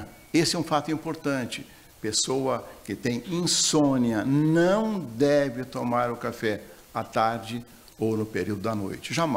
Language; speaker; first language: Portuguese; native; Portuguese